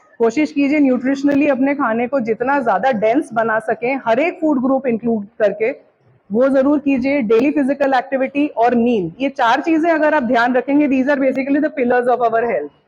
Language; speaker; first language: Hindi; non-native, local second language; Bangla